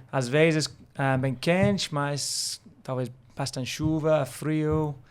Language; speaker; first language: Portuguese; non-native, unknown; English